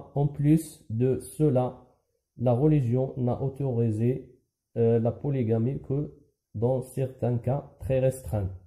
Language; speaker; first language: French; non-native, local second language; Arabic